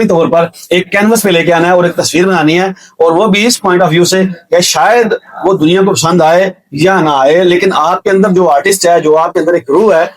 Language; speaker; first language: Urdu; native; Urdu